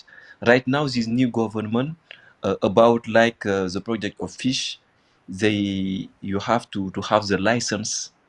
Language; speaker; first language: English; non-native, local second language; Wolof